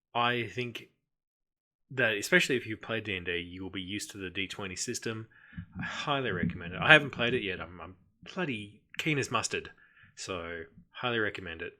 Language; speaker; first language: English; native; English